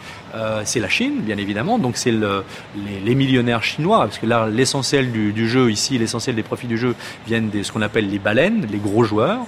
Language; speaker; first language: French; native; French